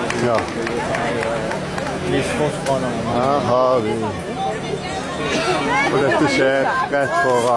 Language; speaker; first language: Norwegian; native; Norwegian